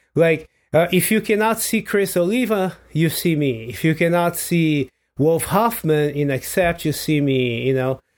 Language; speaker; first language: English; non-native, fluent; Portuguese